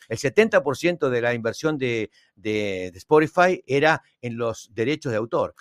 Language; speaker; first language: Spanish; native; Spanish